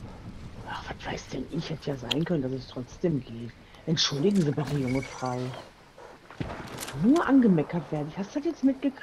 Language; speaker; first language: German; native; German